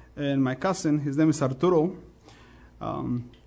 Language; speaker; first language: English; non-native, fluent; Spanish